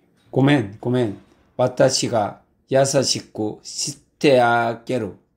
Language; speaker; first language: Japanese; non-native, learner; Korean